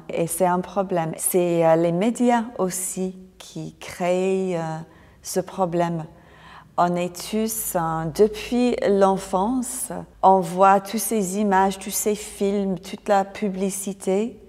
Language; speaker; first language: French; non-native, fluent; English